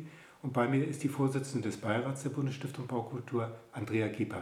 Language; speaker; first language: German; native; German